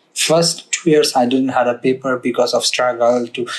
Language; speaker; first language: English; non-native, learner; Persian